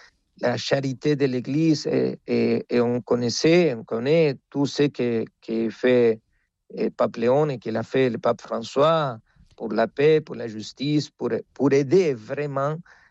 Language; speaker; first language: French; non-native, fluent; Spanish